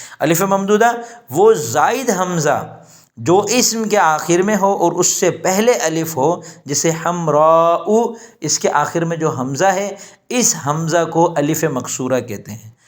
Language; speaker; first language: Urdu; native; Urdu